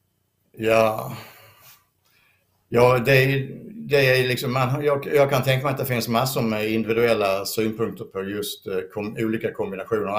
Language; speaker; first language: Swedish; native; Swedish